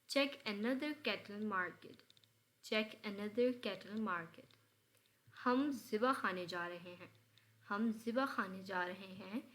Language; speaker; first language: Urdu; native; Urdu